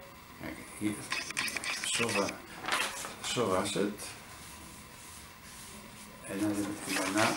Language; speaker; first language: Dutch; non-native, fluent; Italian